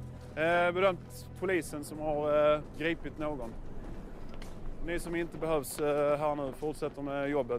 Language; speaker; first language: Swedish; native; Swedish